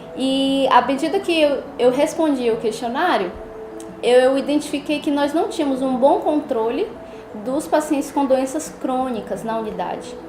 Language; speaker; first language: Portuguese; native; Portuguese